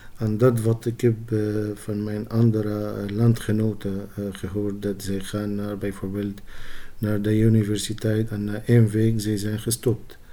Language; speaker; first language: Dutch; non-native, learner; Arabic